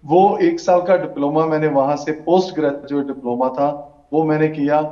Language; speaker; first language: Hindi; native; Hindi